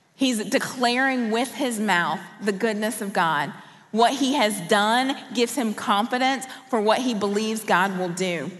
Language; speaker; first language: English; native; English